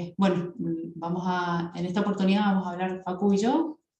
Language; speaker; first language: Spanish; native; Spanish